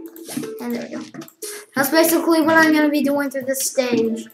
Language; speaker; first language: English; native; English